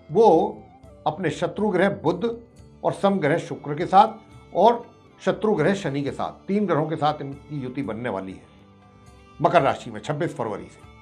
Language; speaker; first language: Hindi; native; Hindi